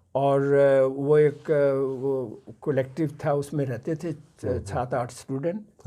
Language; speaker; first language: Urdu; non-native, local second language; Punjabi